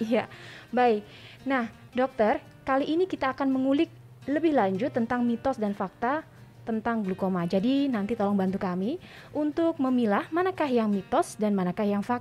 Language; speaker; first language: Indonesian; native; Indonesian